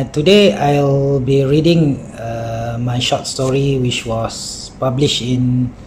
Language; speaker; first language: English; non-native, local second language; Malay